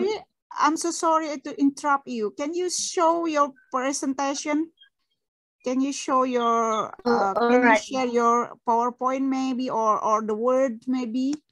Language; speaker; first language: English; non-native, fluent; Indonesian